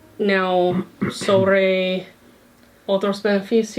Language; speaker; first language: Spanish; non-native, fluent; English